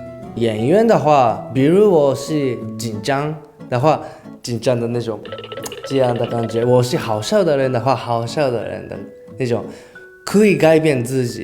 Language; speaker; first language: Chinese; non-native, learner; Japanese